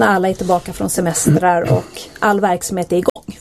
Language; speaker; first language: Swedish; native; Swedish